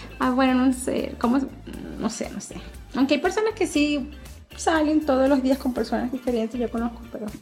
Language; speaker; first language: Spanish; native; Spanish